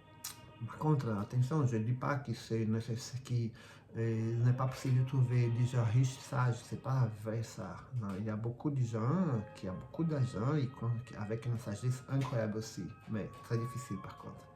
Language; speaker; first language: French; non-native, fluent; Portuguese